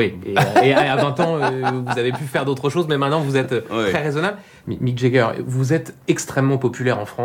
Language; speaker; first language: French; native; French